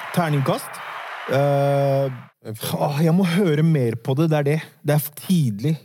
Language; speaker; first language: Norwegian; early bilingual, other home language; Arabic